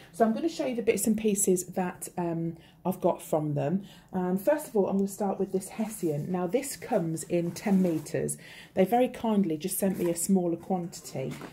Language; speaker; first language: English; native; English